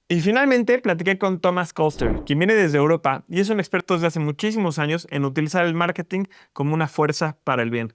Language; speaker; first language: Spanish; native; Spanish